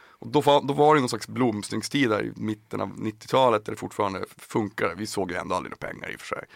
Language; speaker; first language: Swedish; native; Swedish